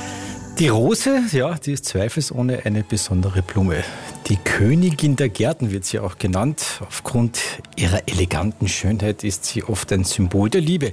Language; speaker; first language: German; native; German